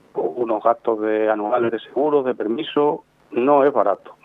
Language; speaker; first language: Spanish; native; Spanish